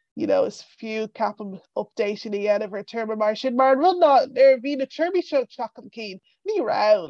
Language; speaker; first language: Irish; non-native, local second language; English